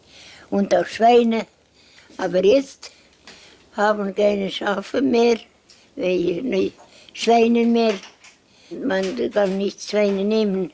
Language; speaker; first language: German; non-native, learner; Estonian